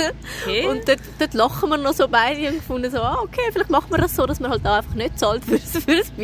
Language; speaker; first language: German; native; German